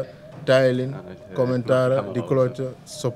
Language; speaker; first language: German; non-native, learner; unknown